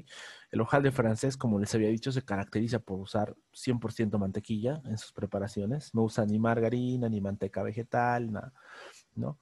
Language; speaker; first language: Spanish; native; Spanish